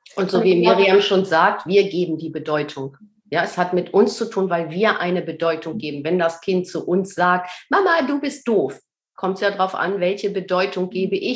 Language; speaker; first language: German; native; German